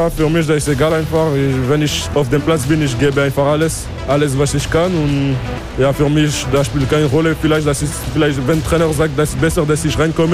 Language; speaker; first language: German; non-native, local second language; French